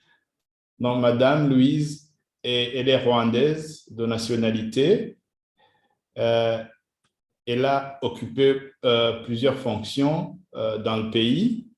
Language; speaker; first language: French; non-native, local second language; Kinyarwanda